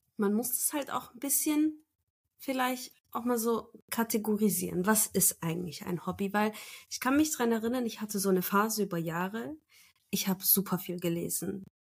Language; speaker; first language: German; early bilingual, other home language; Turkish